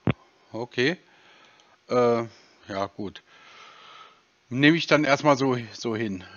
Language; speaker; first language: German; native; German